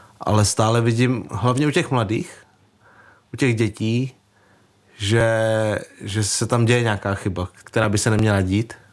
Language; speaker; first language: Czech; early bilingual, other home language; Vietnamese